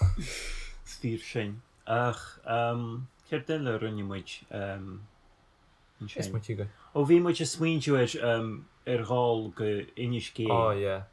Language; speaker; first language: Irish; non-native, fluent; English